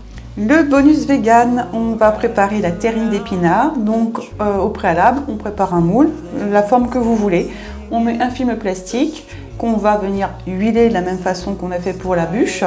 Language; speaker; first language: French; native; French